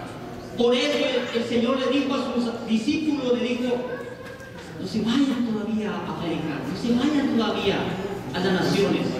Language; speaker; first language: Spanish; native; Spanish